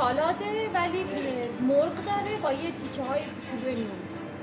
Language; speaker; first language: Persian; native; Persian